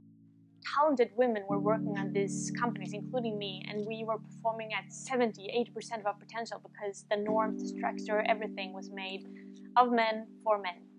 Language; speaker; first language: English; non-native, fluent; Swedish